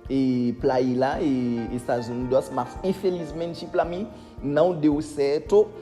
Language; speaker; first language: Portuguese; non-native, learner; Haitian Creole